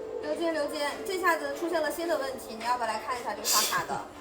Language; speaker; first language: Chinese; native; Chinese